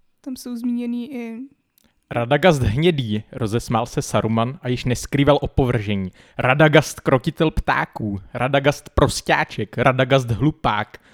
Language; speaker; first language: Czech; native; Czech